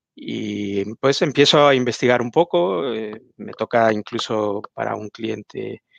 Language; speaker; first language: Spanish; native; Spanish